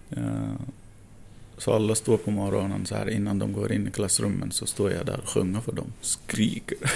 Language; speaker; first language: Swedish; non-native, fluent; Arabic